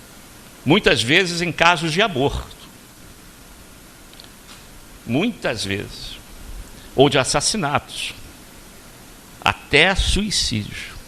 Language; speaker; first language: Portuguese; native; Portuguese